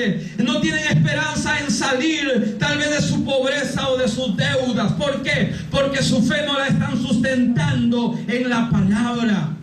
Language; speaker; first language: Spanish; native; Spanish